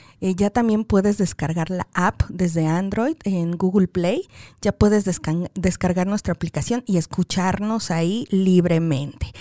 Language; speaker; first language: Spanish; native; Spanish